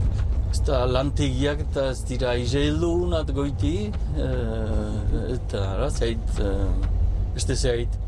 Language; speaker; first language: Basque; native; Basque